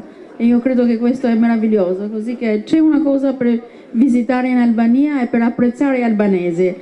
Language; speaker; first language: Italian; non-native, fluent; Albanian